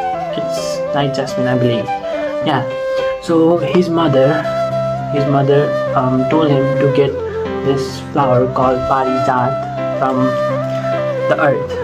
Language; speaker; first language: English; non-native, local second language; Nepali